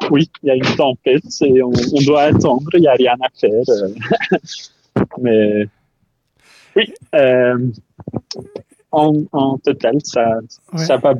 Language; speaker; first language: French; non-native, local second language; Dutch